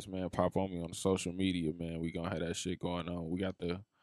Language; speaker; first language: English; native; English